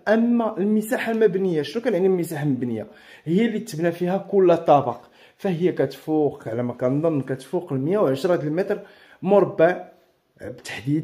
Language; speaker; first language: Arabic; native; Arabic